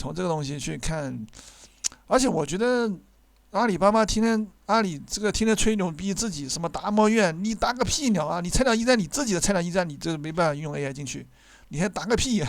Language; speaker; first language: Chinese; native; Chinese